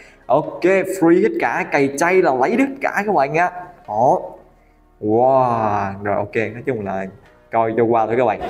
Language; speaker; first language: Vietnamese; native; Vietnamese